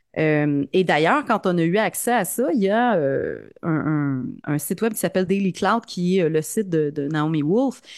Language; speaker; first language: French; native; French